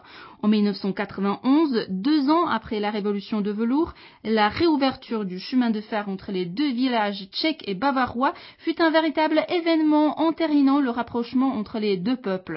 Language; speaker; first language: French; native; French